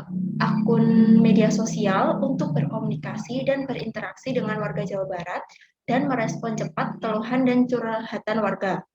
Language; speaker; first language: Indonesian; native; Indonesian